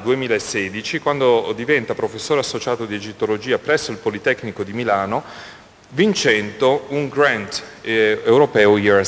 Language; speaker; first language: Italian; native; Italian